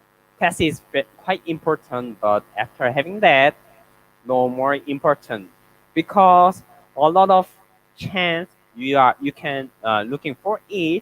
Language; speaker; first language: English; non-native, learner; Korean